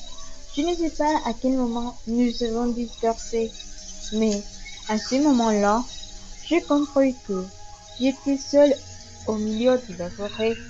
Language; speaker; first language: French; non-native, learner; Spanish